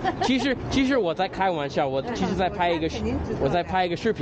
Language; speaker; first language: Chinese; non-native, fluent; English